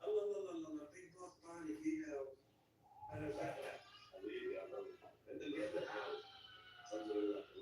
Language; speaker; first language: Arabic; native; Arabic